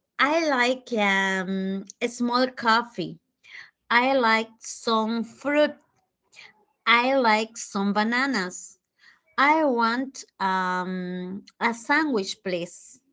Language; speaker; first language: English; non-native, fluent; Spanish